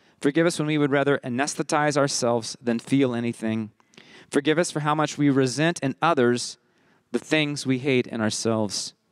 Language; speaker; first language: English; early bilingual, heritage; English